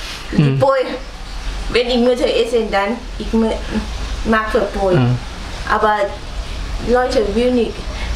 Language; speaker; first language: German; non-native, learner; Thai